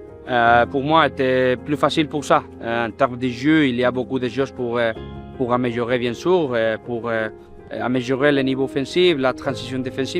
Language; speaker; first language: French; non-native, fluent; Spanish